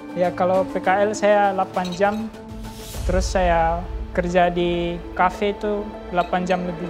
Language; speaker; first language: Indonesian; non-native, local second language; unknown